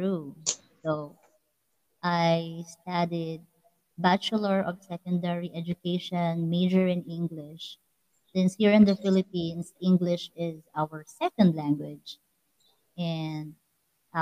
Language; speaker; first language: English; non-native, local second language; Waray